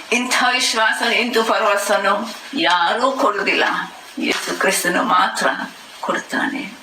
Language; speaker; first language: Kannada; non-native, fluent; German